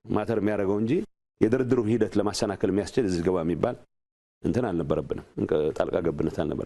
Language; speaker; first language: Amharic; non-native, local second language; Tigrinya